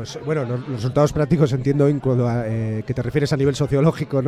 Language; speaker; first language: Spanish; native; Spanish